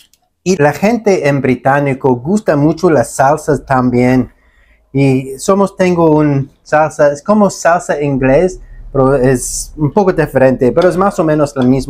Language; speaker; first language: Spanish; non-native, learner; English